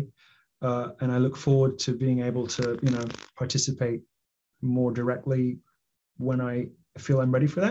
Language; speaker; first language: English; native; English